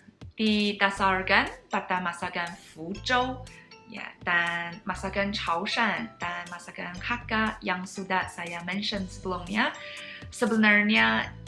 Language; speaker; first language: Indonesian; non-native, fluent; Chinese